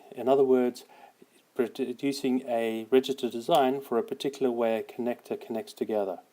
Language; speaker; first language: English; native; English